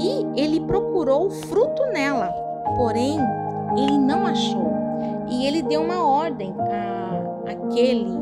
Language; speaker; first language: Portuguese; native; Portuguese